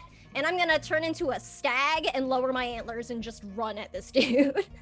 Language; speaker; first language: English; native; English